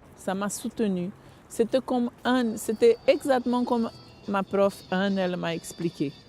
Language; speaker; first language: French; non-native, fluent; Portuguese